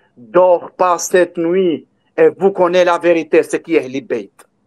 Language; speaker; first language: French; non-native, learner; Albanian